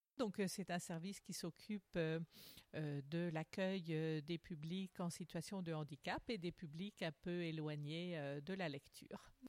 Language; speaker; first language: French; native; French